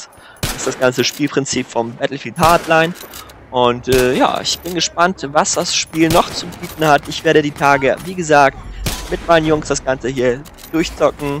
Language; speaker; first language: German; native; German